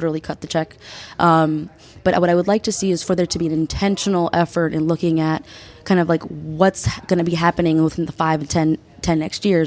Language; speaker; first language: English; early bilingual, other home language; Spanish